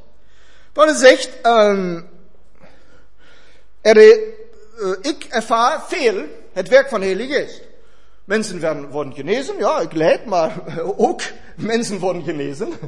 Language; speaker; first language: Dutch; non-native, fluent; German